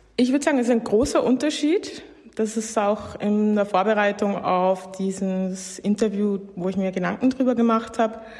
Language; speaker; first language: German; native; German